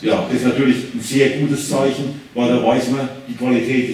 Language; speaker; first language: German; native; German